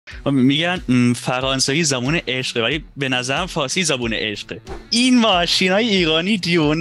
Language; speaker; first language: Persian; non-native, fluent; German